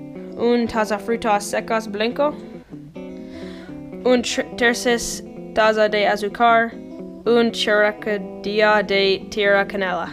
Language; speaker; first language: Spanish; non-native, learner; English